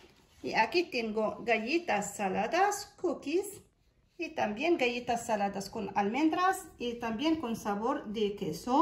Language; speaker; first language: Spanish; non-native, learner; Arabic